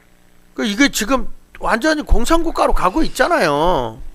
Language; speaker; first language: Korean; native; Korean